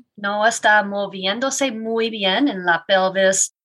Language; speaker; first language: Spanish; non-native, learner; English